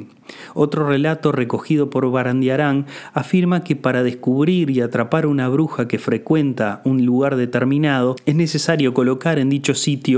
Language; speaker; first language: Spanish; native; Spanish